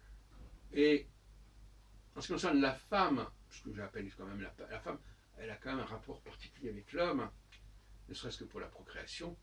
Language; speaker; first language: French; native; French